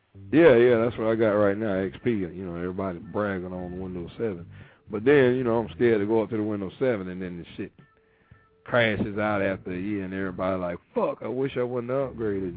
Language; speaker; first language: English; native; English